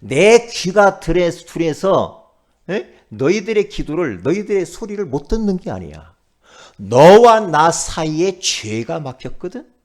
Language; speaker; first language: Korean; native; Korean